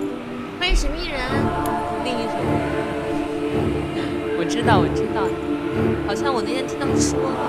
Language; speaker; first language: Chinese; native; Chinese